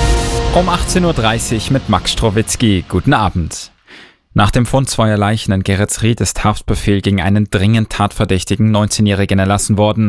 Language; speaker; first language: German; native; German